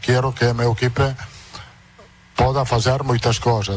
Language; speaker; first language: Portuguese; non-native, fluent; Italian